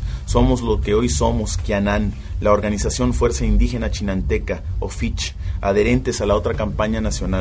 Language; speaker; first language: Spanish; native; Spanish